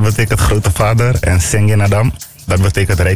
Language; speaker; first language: Dutch; early bilingual, other home language; Turkish